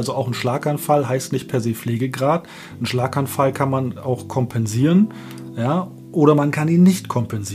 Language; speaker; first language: German; native; German